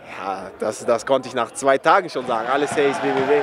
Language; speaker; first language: German; non-native, learner; Dutch